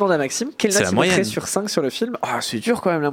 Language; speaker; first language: French; native; French